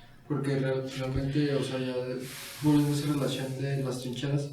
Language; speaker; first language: Spanish; native; Spanish